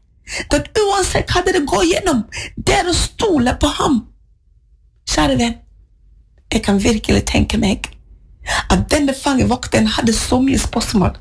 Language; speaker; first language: Norwegian; non-native, fluent; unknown